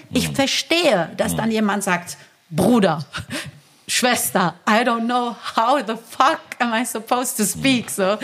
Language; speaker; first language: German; early bilingual, other home language; Persian